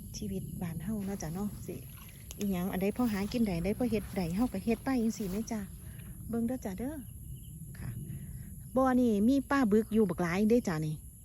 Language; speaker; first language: Thai; native; Thai